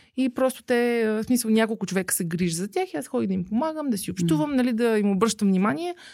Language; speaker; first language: Bulgarian; native; Bulgarian